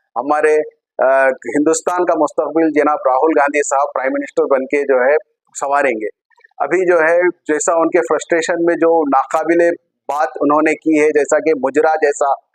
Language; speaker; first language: Urdu; native; Urdu